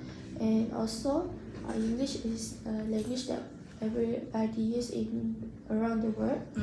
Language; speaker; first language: English; non-native, learner; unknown